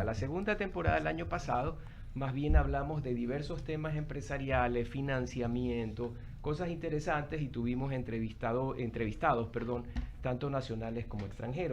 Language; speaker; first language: Spanish; native; Spanish